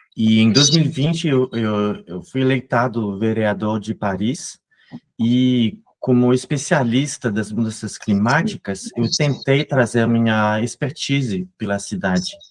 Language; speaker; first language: Portuguese; non-native, fluent; French